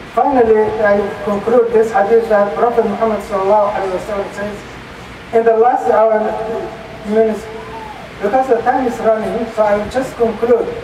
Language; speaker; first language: English; non-native, fluent; Somali